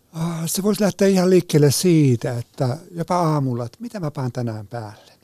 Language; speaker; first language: Finnish; native; Finnish